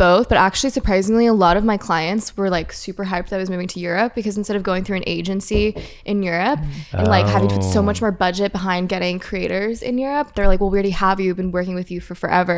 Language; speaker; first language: English; early bilingual, other home language; French